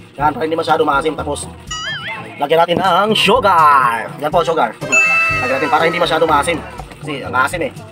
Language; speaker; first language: Filipino; non-native, local second language; Cebuano